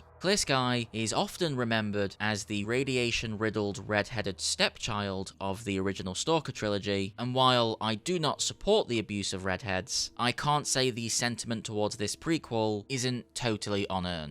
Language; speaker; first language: English; native; English